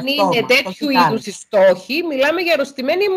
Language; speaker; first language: Greek; native; Greek